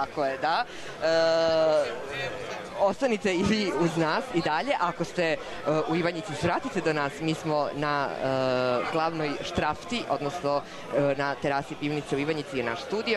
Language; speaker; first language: Serbian; native; Serbian